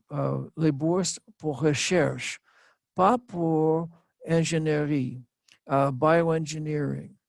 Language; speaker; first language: French; non-native, learner; English